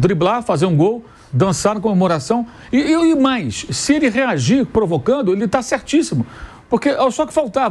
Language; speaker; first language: Portuguese; native; Portuguese